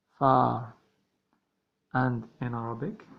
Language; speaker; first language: English; non-native, learner; Arabic